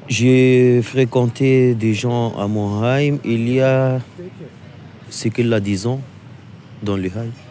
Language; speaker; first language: French; non-native, local second language; Arabic